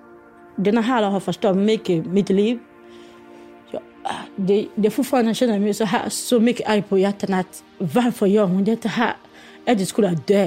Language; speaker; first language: Swedish; non-native, learner; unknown